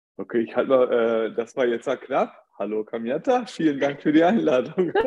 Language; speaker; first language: German; early bilingual, other home language; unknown